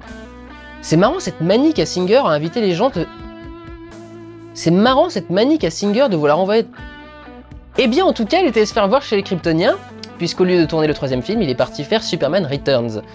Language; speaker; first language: French; native; French